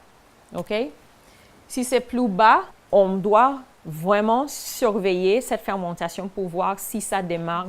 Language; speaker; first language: French; non-native, fluent; English